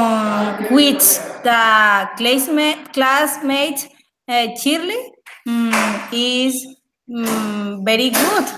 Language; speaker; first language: English; non-native, learner; Spanish